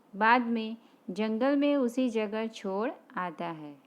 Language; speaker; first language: Hindi; non-native, local second language; Gujarati